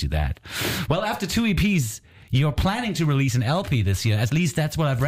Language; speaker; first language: English; non-native, fluent; German